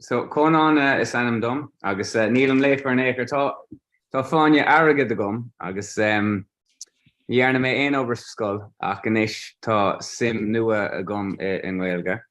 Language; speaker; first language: Irish; non-native, local second language; English